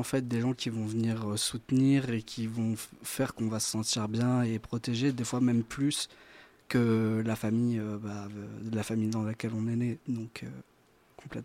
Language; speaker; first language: French; native; French